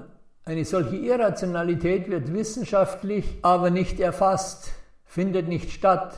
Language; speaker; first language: German; native; German